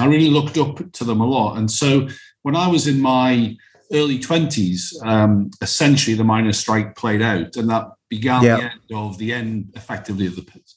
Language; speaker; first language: English; native; English